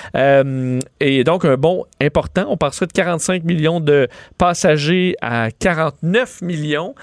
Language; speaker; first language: French; native; French